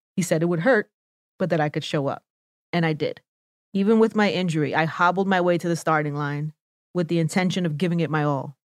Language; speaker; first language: English; native; English